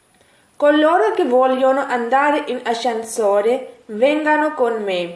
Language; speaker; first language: Italian; non-native, learner; Urdu